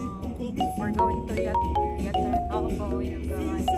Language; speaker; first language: English; non-native, local second language; Cebuano